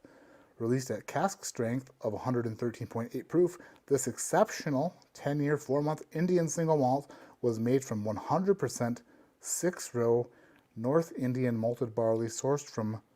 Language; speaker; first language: English; native; English